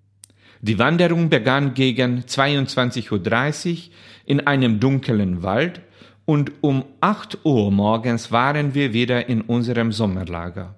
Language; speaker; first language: German; non-native, fluent; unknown